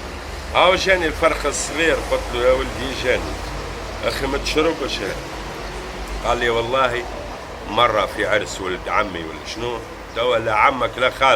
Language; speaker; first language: Arabic; native; Arabic